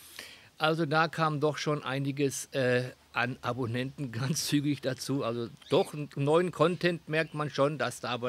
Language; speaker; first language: German; native; German